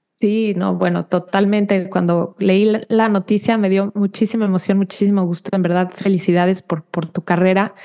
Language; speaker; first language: Spanish; native; Spanish